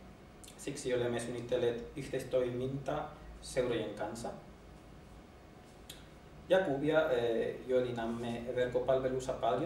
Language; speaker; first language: Finnish; non-native, learner; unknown